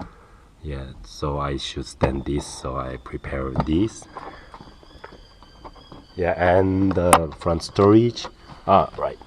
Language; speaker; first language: English; non-native, learner; Korean